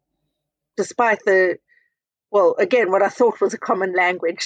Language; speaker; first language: English; native; English